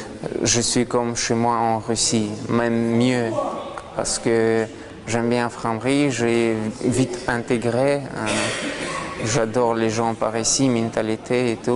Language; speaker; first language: French; non-native, learner; Russian